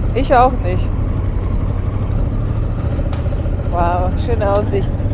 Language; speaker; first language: German; non-native, fluent; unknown